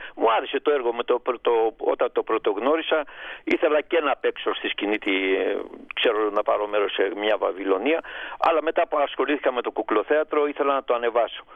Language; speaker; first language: Greek; native; Greek